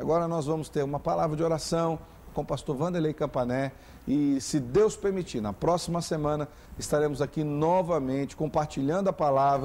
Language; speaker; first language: Portuguese; native; Portuguese